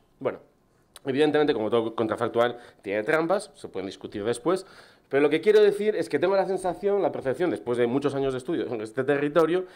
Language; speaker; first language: Spanish; native; Spanish